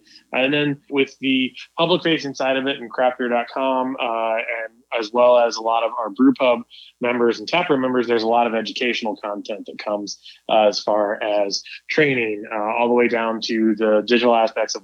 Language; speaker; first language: English; native; English